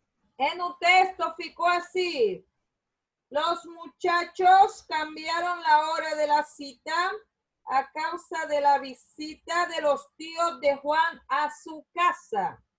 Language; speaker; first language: Spanish; non-native, learner; Portuguese